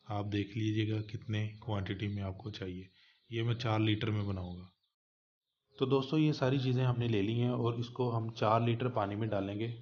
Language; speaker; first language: Urdu; non-native, local second language; Punjabi